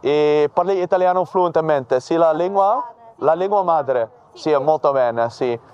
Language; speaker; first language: Italian; non-native, learner; Dutch